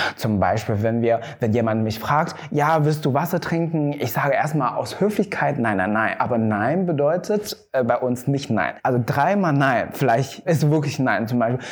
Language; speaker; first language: German; non-native, fluent; Chinese